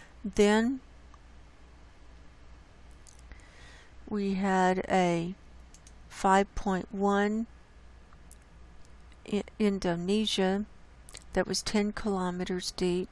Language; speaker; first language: English; native; English